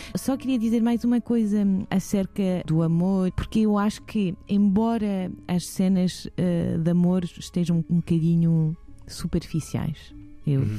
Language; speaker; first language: Portuguese; non-native, fluent; French